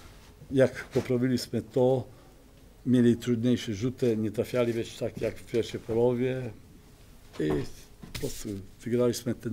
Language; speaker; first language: Polish; non-native, fluent; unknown